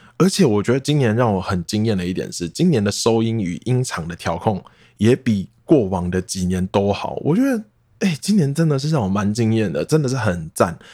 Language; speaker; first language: Chinese; non-native, local second language; Min Nan Chinese